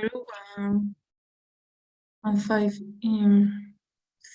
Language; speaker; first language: English; non-native, learner; Spanish